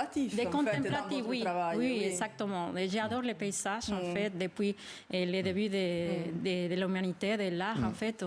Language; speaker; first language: French; non-native, fluent; Spanish